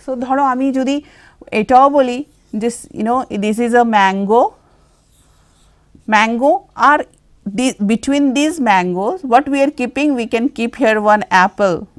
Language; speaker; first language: English; non-native, local second language; Bangla